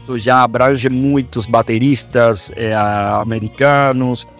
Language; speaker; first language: Portuguese; non-native, fluent; Spanish